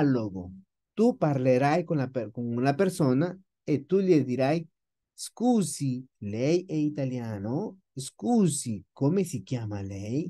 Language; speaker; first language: Italian; non-native, fluent; Spanish